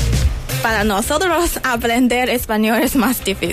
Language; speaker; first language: Spanish; non-native, learner; Chinese